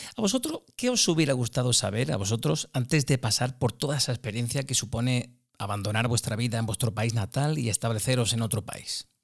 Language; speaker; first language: Spanish; native; Spanish